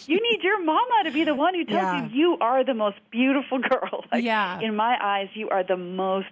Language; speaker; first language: English; native; English